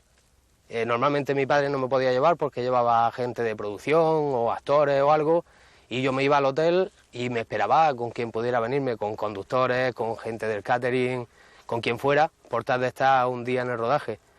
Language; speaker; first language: Spanish; native; Spanish